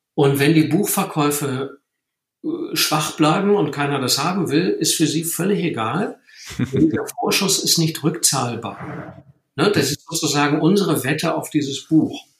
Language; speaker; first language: German; native; German